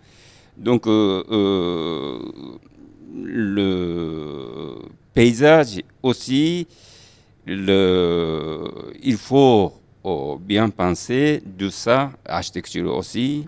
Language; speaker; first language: French; non-native, learner; Japanese